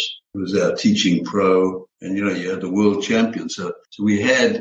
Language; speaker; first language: English; native; English